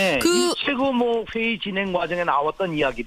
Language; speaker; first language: Korean; native; Korean